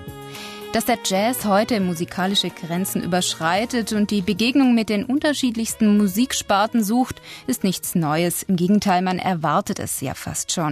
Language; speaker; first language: German; native; German